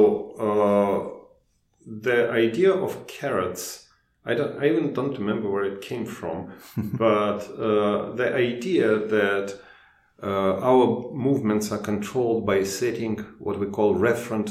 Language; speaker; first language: English; non-native, fluent; Russian